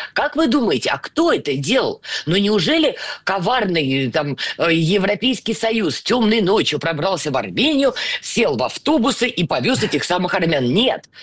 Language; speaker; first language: Russian; native; Russian